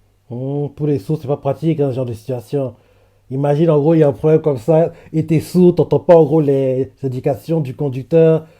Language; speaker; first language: French; native; French